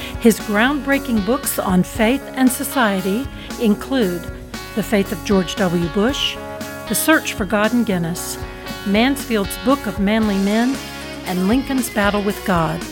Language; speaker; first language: English; native; English